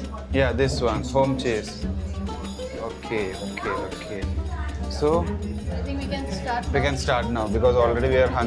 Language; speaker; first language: English; non-native, local second language; Malayalam